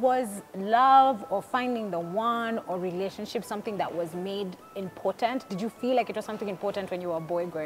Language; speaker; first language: English; non-native, local second language; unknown